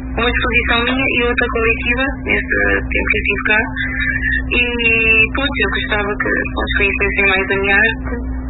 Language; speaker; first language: Portuguese; early bilingual, heritage; Portuguese